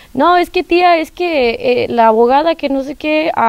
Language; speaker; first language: Spanish; early bilingual, heritage; Spanish